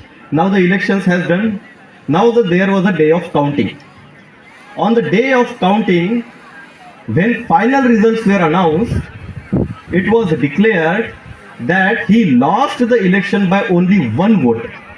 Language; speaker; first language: English; non-native, local second language; Marathi